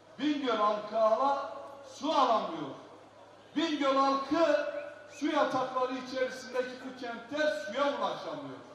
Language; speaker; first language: Turkish; non-native, local second language; Kurdish